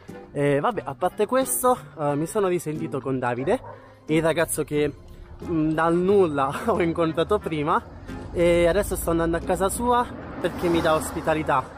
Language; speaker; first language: Italian; native; Italian